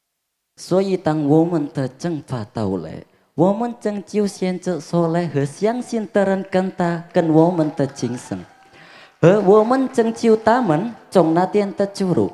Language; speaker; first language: Chinese; non-native, learner; Indonesian